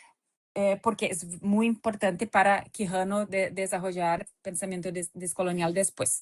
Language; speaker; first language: Spanish; non-native, fluent; Portuguese